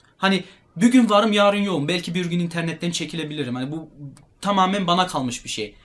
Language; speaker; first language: Turkish; early bilingual, heritage; Turkish